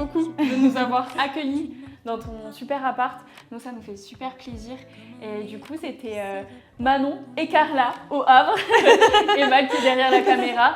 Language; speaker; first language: French; native; French